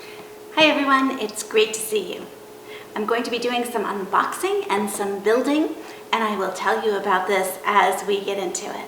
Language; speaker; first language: English; native; English